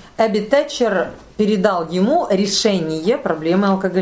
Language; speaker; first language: Russian; native; Russian